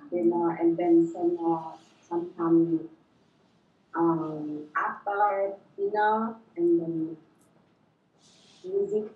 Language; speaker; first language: English; non-native, learner; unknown